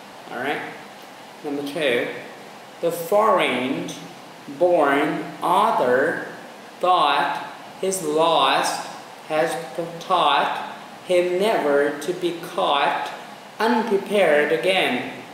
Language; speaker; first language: English; non-native, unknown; Vietnamese